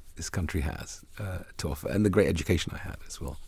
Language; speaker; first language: English; early bilingual, other home language; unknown